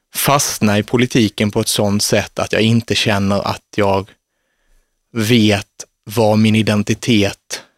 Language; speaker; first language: Swedish; native; Swedish